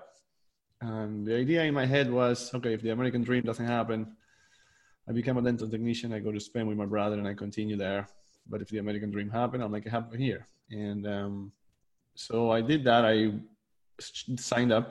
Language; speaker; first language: English; non-native, fluent; Spanish